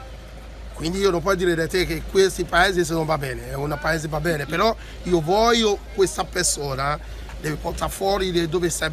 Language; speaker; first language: Italian; non-native, learner; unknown